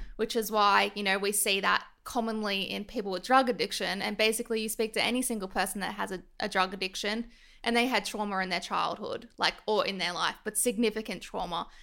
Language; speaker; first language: English; native; English